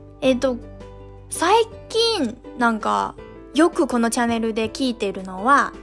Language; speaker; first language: Japanese; non-native, fluent; Chinese